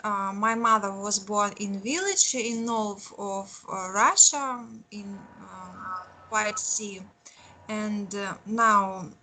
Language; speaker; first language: English; non-native, learner; Russian